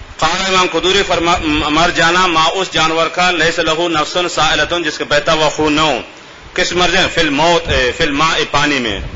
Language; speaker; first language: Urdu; non-native, local second language; Baluchi